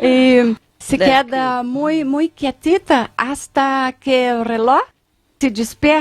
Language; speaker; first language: Spanish; non-native, learner; Portuguese